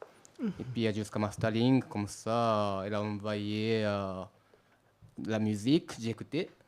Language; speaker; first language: French; non-native, learner; Japanese